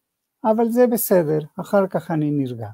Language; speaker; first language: Hebrew; non-native, fluent; Spanish